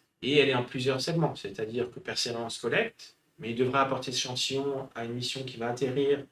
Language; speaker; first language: French; native; French